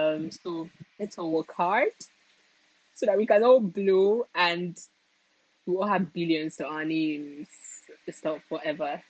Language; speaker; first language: English; non-native, local second language; Igbo